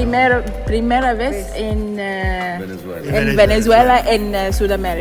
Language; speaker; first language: Spanish; non-native, learner; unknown